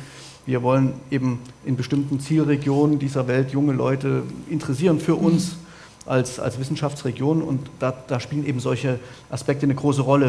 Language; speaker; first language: German; native; German